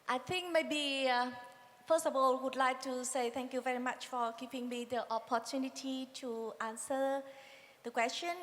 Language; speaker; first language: English; non-native, fluent; Vietnamese